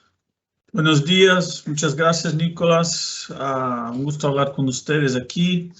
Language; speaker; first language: Spanish; non-native, fluent; Portuguese